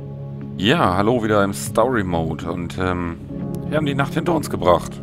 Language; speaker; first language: German; native; German